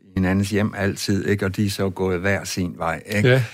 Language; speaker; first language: Danish; native; Danish